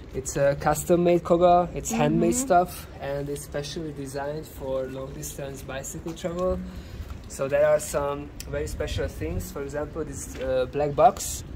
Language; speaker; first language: English; non-native, fluent; Hungarian